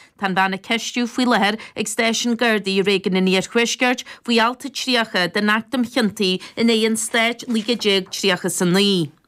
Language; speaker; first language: Irish; native; Irish